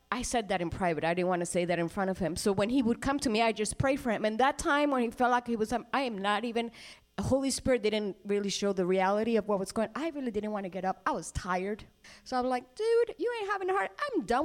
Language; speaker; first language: English; non-native, fluent; Spanish